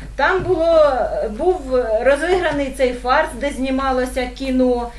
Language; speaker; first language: Ukrainian; native; Ukrainian